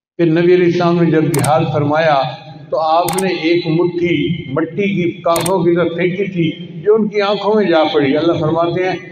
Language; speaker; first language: Urdu; non-native, local second language; Punjabi